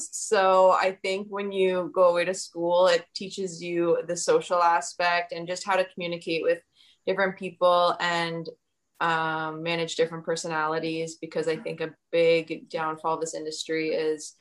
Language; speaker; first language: English; native; English